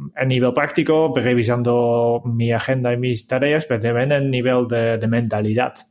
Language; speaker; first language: Spanish; non-native, fluent; Dutch